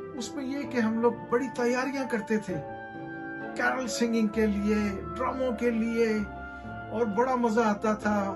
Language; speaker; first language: Urdu; native; Urdu